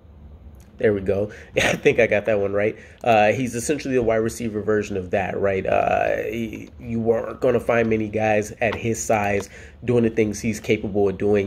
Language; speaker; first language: English; native; English